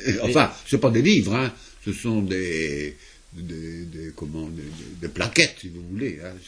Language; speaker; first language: French; native; French